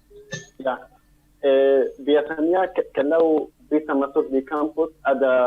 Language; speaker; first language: Indonesian; non-native, learner; Arabic